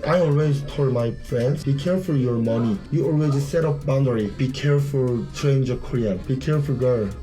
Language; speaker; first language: English; non-native, learner; Korean